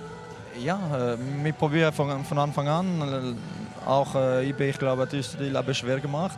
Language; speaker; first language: German; non-native, local second language; French